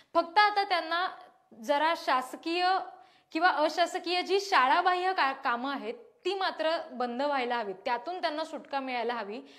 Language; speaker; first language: Marathi; native; Marathi